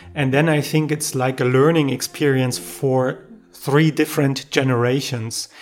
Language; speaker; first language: English; non-native, fluent; German